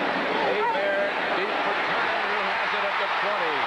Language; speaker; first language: English; native; English